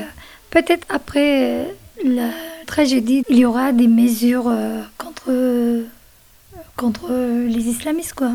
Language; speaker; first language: French; non-native, fluent; Kurdish